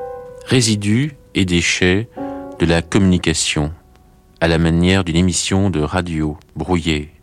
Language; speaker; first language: French; native; French